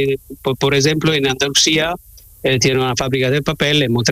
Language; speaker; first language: Spanish; non-native, learner; Italian